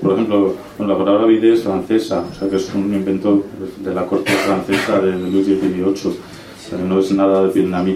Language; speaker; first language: Spanish; native; Spanish